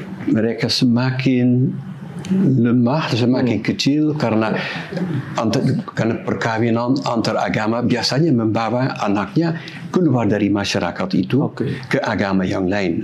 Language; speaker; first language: Indonesian; non-native, fluent; Dutch